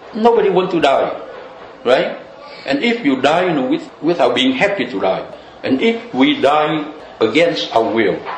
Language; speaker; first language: English; non-native, fluent; Vietnamese